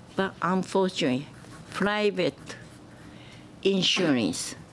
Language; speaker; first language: English; non-native, learner; Japanese